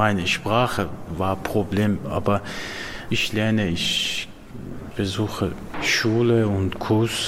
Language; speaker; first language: German; non-native, learner; Persian